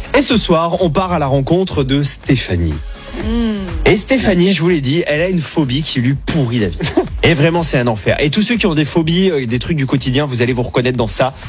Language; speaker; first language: French; native; French